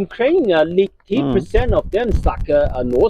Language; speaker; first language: Norwegian; non-native, learner; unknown